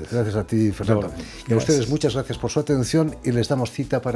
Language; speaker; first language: Spanish; native; Spanish